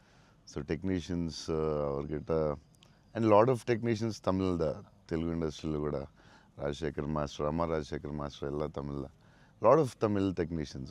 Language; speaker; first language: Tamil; non-native, local second language; Telugu